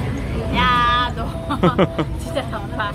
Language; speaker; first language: Korean; non-native, learner; Vietnamese